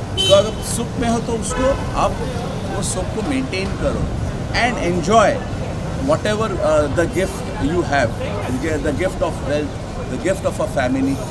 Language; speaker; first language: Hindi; non-native, local second language; Bangla